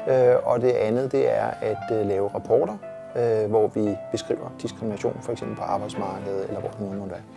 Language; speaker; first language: Danish; native; Danish